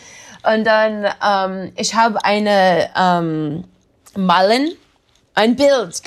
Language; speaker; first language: German; non-native, learner; English